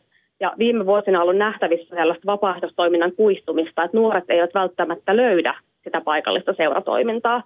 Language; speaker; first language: Finnish; native; Finnish